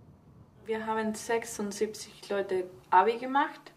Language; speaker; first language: German; early bilingual, heritage; Spanish